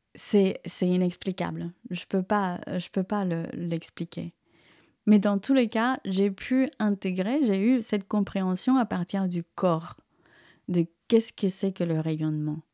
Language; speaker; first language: French; non-native, fluent; Spanish